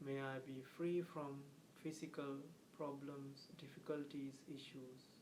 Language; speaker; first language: English; non-native, local second language; Sinhala